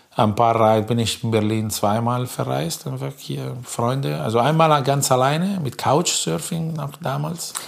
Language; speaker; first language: German; non-native, fluent; Italian